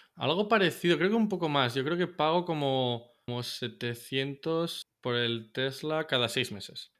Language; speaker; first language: Spanish; native; Spanish